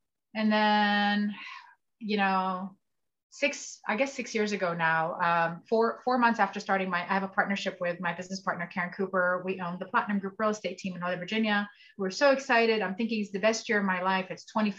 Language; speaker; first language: English; early bilingual, other home language; Arabic